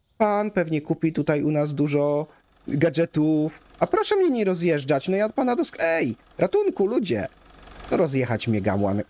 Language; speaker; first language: Polish; native; Polish